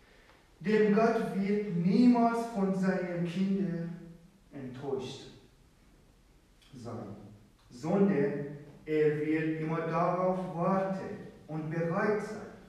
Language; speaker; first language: German; non-native, fluent; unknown